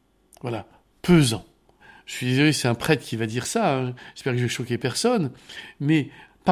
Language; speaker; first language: French; native; French